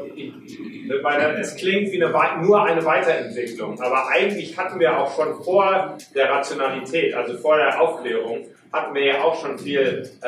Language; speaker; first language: German; native; German